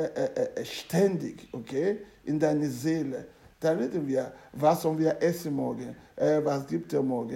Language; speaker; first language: German; non-native, learner; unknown